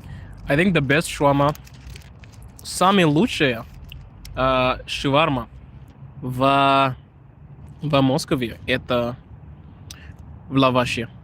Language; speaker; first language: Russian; non-native, learner; Shona